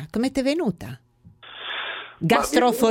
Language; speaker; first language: Italian; native; Italian